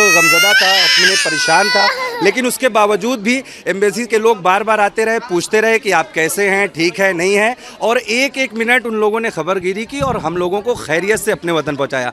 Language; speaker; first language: Hindi; native; Hindi